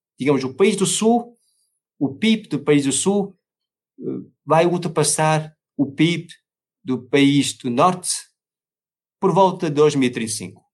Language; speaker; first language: Portuguese; non-native, fluent; Chinese